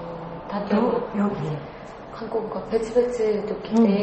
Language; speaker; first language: Japanese; non-native, learner; Korean